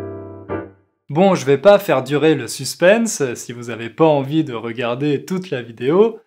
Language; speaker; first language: French; native; French